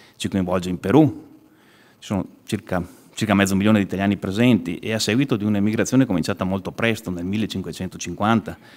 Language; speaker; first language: Italian; native; Italian